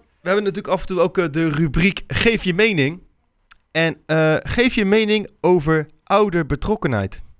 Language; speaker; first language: Dutch; native; Dutch